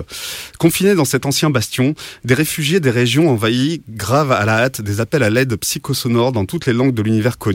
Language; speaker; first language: French; native; French